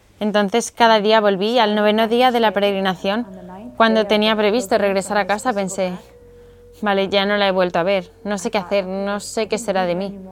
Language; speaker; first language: Spanish; non-native, fluent; English